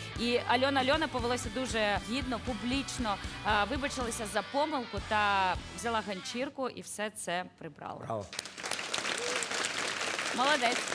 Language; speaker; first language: Ukrainian; native; Ukrainian